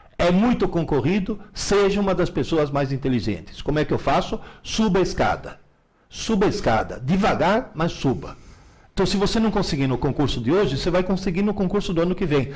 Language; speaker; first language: Portuguese; early bilingual, other home language; Italian